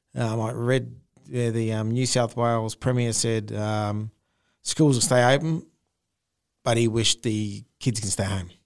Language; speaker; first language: English; native; English